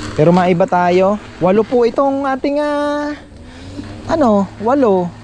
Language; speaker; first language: Filipino; non-native, local second language; Bikol